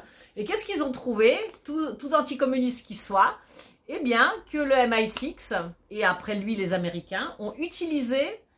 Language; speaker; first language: French; early bilingual, other home language; Polish